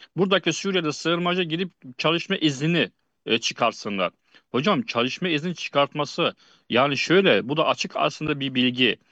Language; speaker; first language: Turkish; non-native, fluent; Arabic